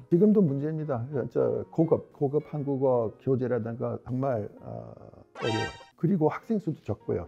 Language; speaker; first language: Korean; non-native, fluent; English